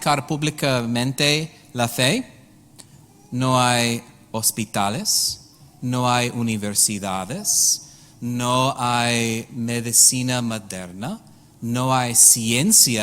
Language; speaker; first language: Spanish; non-native, learner; English